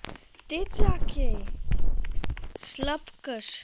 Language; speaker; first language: Bulgarian; non-native, learner; English